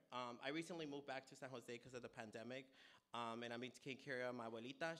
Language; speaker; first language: English; early bilingual, other home language; Spanish